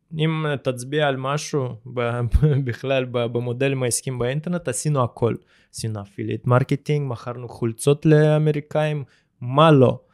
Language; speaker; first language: Hebrew; early bilingual, other home language; Russian